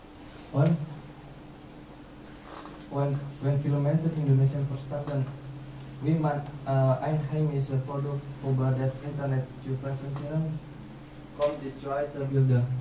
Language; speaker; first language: German; non-native, learner; Indonesian